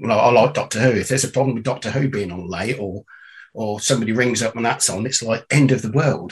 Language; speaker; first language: English; native; English